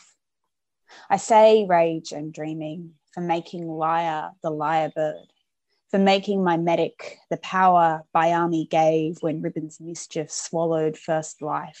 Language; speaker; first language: English; native; English